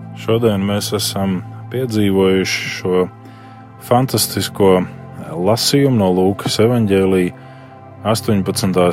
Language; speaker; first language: Latvian; native; Latvian